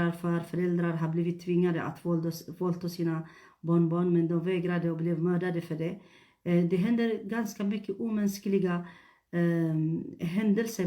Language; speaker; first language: Swedish; non-native, fluent; Tigrinya